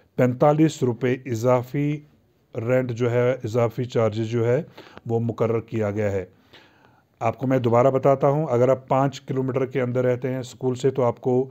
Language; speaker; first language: Hindi; non-native, local second language; Kashmiri